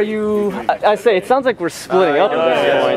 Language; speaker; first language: English; native; English